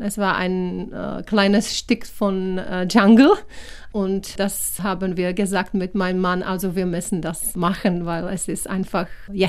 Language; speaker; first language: German; non-native, learner; Czech